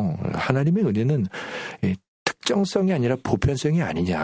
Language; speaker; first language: Korean; native; Korean